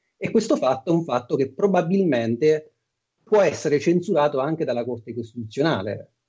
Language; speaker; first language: Italian; native; Italian